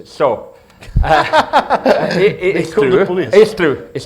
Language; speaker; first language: English; non-native, learner; Italian